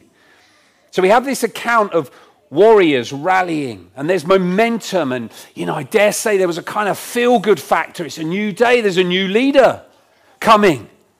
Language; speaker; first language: English; native; English